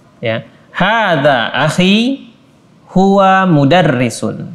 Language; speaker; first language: Arabic; non-native, fluent; Indonesian